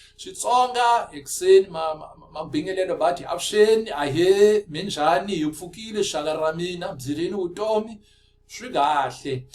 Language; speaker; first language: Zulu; non-native, local second language; Afrikaans